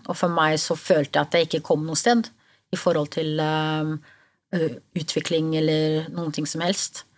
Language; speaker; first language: Norwegian; early bilingual, other home language; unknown